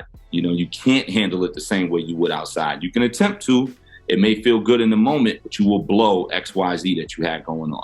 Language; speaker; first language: English; native; English